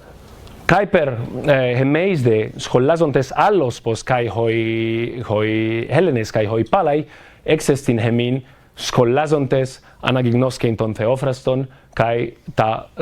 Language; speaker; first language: Greek; non-native, fluent; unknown